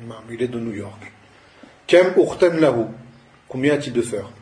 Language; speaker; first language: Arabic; non-native, fluent; French